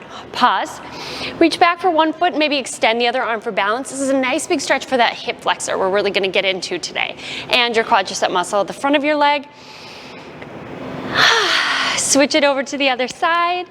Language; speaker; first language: English; native; English